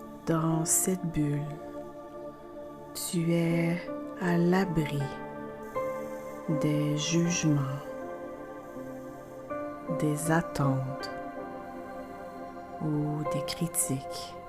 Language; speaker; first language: French; native; French